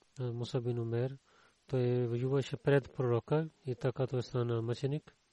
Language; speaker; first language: Bulgarian; non-native, learner; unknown